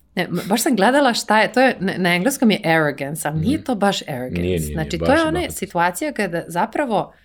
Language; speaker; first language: Serbian; native; Serbian